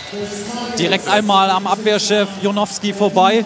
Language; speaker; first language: German; native; German